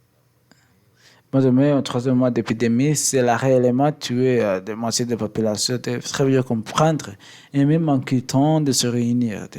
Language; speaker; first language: French; non-native, learner; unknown